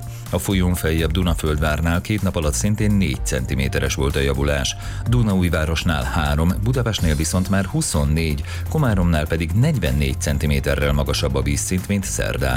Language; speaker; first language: Hungarian; native; Hungarian